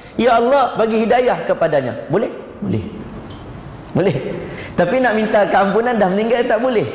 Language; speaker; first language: Malay; native; Malay